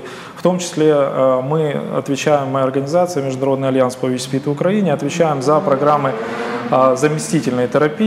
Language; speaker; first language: Russian; native; Russian